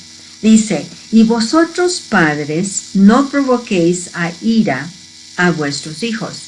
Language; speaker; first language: Spanish; early bilingual, heritage; Spanish